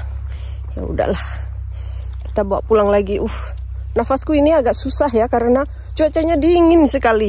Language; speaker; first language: Indonesian; native; Indonesian